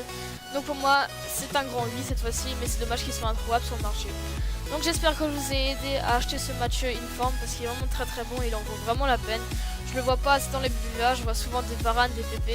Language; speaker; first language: French; native; French